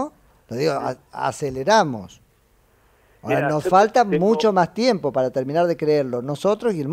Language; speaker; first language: Spanish; native; Spanish